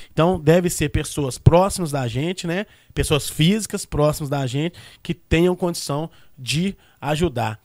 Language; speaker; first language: Portuguese; native; Portuguese